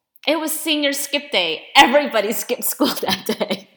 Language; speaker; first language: English; early bilingual, other home language; Spanish